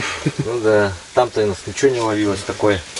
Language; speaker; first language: Russian; native; Russian